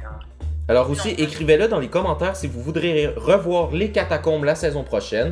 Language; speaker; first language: French; native; French